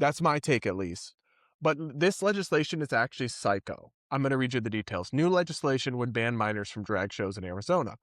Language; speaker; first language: English; native; English